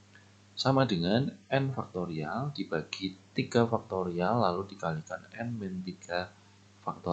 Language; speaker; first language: Indonesian; native; Indonesian